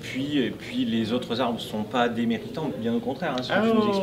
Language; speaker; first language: French; native; French